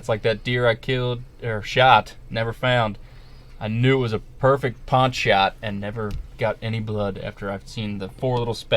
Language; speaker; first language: English; native; English